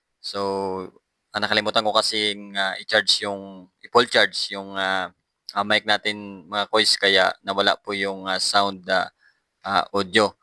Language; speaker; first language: Filipino; native; Filipino